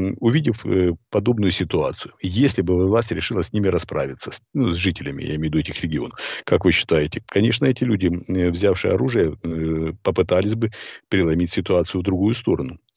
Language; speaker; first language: Russian; native; Russian